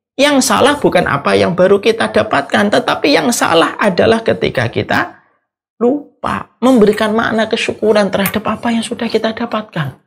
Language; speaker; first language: Indonesian; native; Indonesian